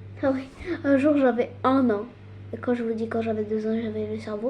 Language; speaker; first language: French; early bilingual, other home language; Arabic